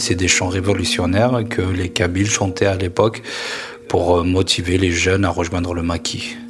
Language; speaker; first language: French; non-native, local second language; Kabyle